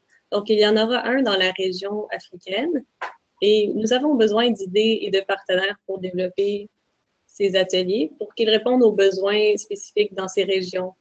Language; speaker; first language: French; native; French